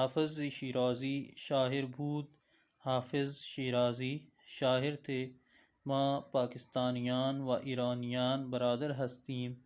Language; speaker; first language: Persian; non-native, fluent; Urdu